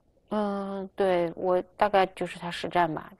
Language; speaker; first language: Chinese; native; Chinese